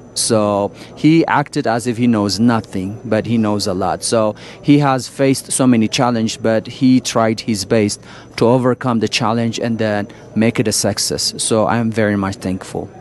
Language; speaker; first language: English; non-native, local second language; Amharic